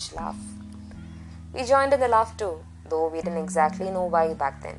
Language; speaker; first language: English; non-native, local second language; Malayalam